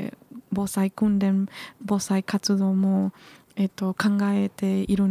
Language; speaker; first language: Japanese; non-native, learner; Spanish